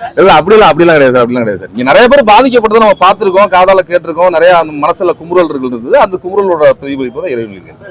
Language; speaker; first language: Tamil; native; Tamil